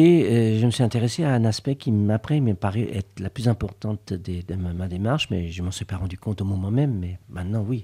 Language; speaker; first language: French; native; French